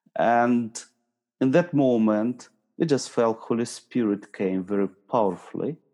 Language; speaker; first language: English; non-native, fluent; Ukrainian